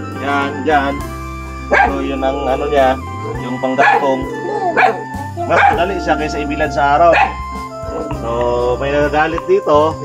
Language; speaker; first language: Filipino; non-native, local second language; Cebuano